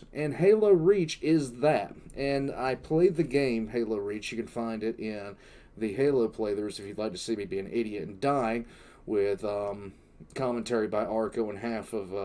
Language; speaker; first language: English; native; English